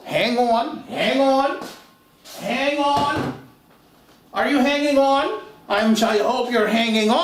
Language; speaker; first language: English; non-native, fluent; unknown